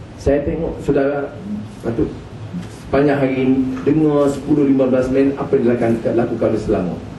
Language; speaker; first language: Malay; native; Malay